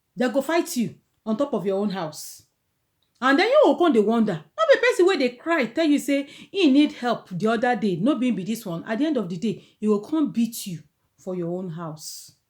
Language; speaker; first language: Nigerian Pidgin; non-native, local second language; Yoruba